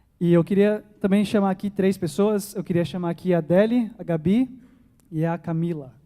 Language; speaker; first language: Portuguese; early bilingual, heritage; Portuguese